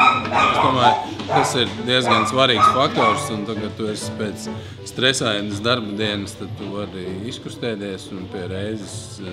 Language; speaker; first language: Latvian; native; Latvian